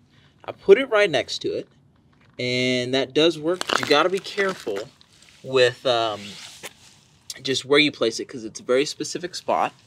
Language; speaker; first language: English; native; English